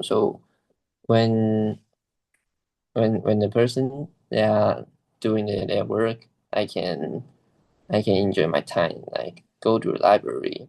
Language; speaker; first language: English; non-native, learner; Chinese